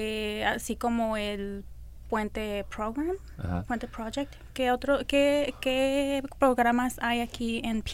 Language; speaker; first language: Spanish; early bilingual, other home language; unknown